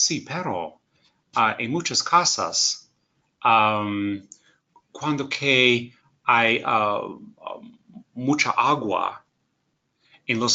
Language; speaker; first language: Spanish; non-native, learner; English